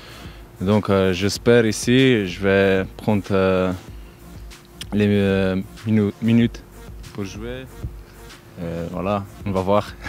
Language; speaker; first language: French; non-native, learner; Macedonian